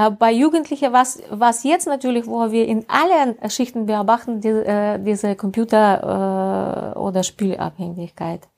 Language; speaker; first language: German; non-native, fluent; Russian